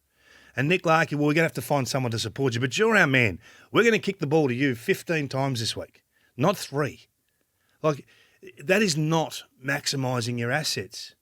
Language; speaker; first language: English; native; English